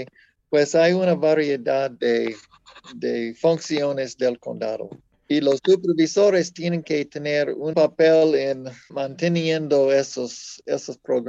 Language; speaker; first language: Spanish; non-native, fluent; English